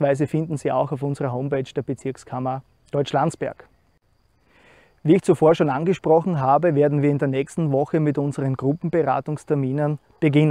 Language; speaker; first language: German; native; German